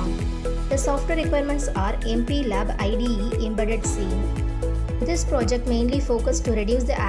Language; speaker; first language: English; non-native, local second language; Tamil